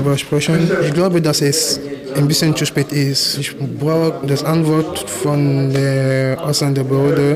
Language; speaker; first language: German; non-native, learner; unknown